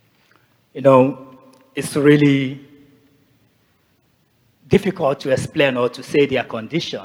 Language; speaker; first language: English; non-native, local second language; Igbo